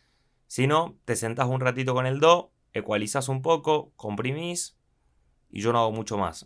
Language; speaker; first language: Spanish; native; Spanish